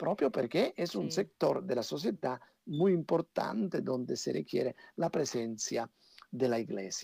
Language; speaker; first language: Italian; non-native, fluent; Spanish